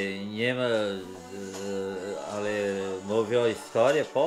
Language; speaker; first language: Polish; early bilingual, heritage; Polish